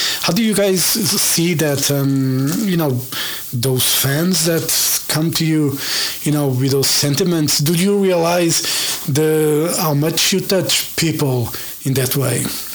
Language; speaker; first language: English; non-native, fluent; Portuguese